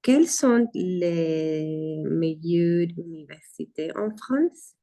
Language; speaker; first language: French; non-native, learner; Spanish